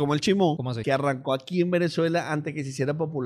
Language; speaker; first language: Spanish; native; Spanish